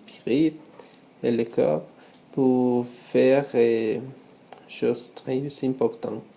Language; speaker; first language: French; non-native, learner; Spanish